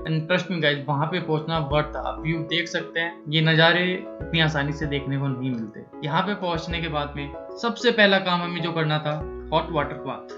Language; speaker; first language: Hindi; native; Hindi